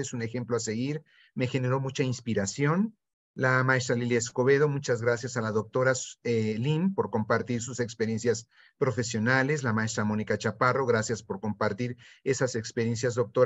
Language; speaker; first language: Spanish; native; Spanish